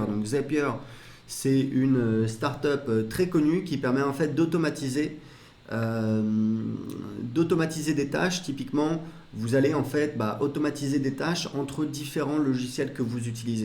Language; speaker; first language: French; native; French